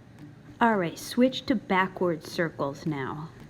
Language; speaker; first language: English; native; English